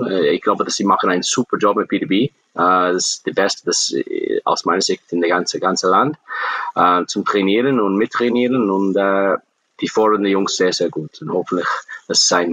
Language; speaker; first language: German; non-native, fluent; English